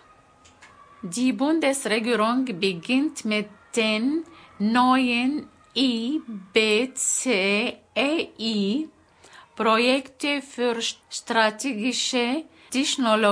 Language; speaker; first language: German; non-native, fluent; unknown